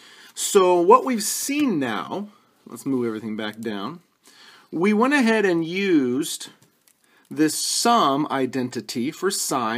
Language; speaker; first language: English; native; English